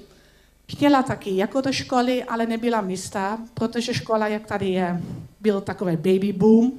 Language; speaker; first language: Czech; non-native, learner; Dutch